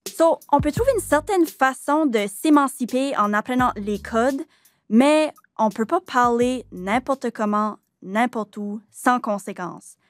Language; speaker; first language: French; native; French